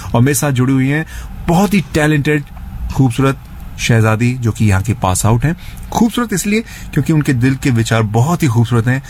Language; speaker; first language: Hindi; native; Hindi